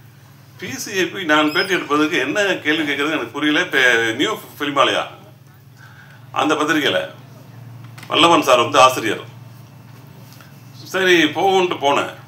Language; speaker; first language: Tamil; native; Tamil